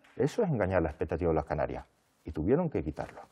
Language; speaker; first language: Spanish; native; Spanish